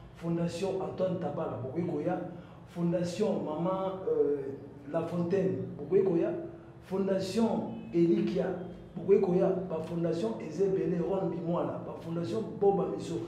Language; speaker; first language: Lingala; native; Lingala